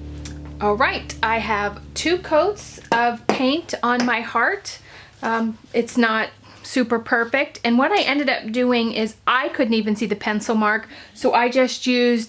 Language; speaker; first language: English; native; English